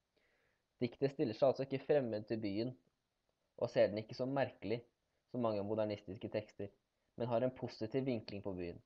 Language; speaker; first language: Norwegian; native; Norwegian